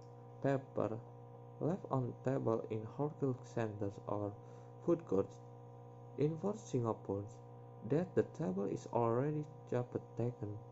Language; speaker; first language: English; non-native, learner; Indonesian